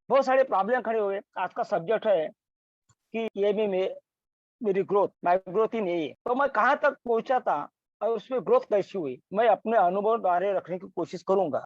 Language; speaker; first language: Hindi; non-native, local second language; Marathi